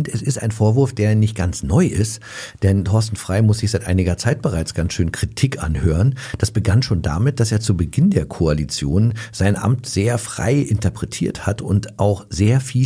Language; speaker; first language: German; native; German